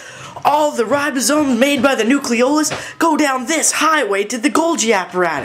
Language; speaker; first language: English; native; English